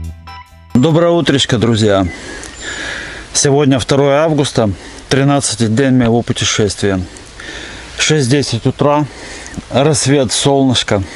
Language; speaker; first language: Russian; native; Russian